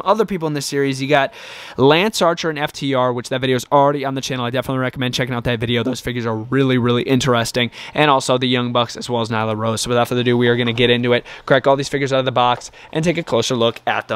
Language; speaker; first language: English; native; English